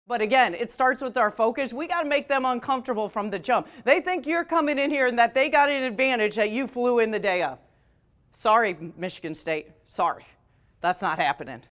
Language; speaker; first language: English; native; English